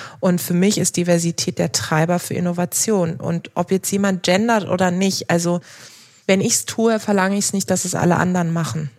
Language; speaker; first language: German; early bilingual, other home language; Turkish